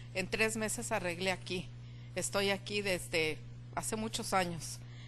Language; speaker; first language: Spanish; native; Spanish